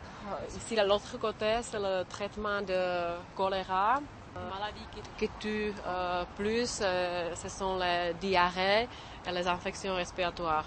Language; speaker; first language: French; non-native, fluent; Czech